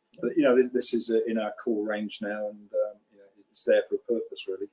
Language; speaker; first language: English; native; English